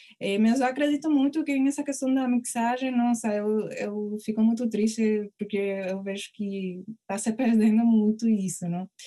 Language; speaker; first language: Portuguese; non-native, fluent; Spanish